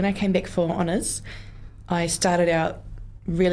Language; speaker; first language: English; native; English